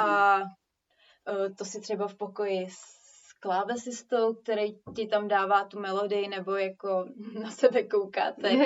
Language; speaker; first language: Czech; native; Czech